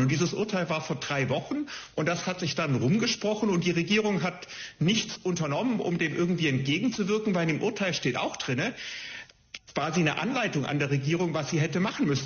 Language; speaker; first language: German; native; German